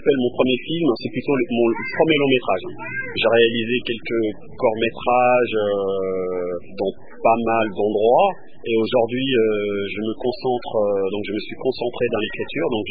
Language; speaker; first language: French; early bilingual, other home language; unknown